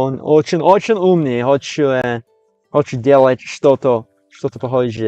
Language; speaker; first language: Russian; non-native, learner; English